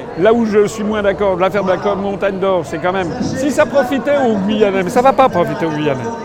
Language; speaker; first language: French; native; French